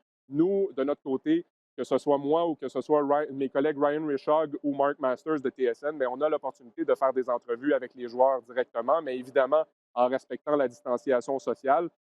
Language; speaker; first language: French; native; French